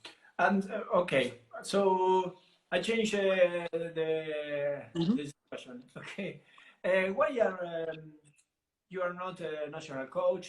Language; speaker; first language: English; non-native, learner; Italian